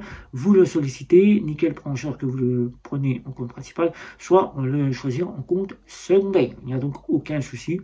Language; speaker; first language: French; native; French